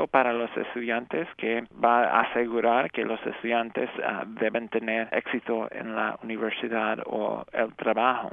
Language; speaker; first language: Spanish; non-native, fluent; English